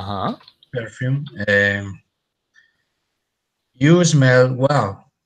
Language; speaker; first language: English; non-native, learner; Spanish